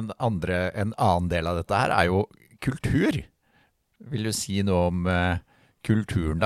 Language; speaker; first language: Norwegian; native; Norwegian